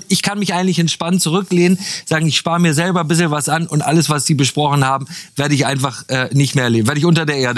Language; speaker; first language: German; native; German